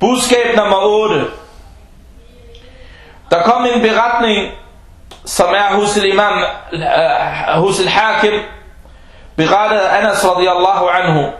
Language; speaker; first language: Danish; non-native, local second language; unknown